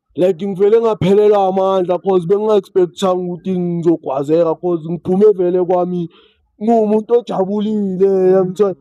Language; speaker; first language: Zulu; native; Zulu